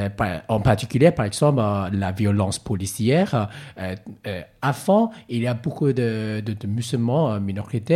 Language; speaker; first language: French; non-native, learner; Cantonese